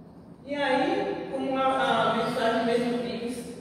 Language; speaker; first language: Portuguese; native; Portuguese